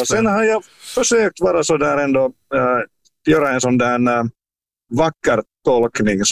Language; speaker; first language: Swedish; native; Swedish